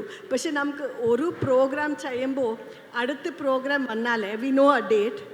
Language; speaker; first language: Malayalam; non-native, fluent; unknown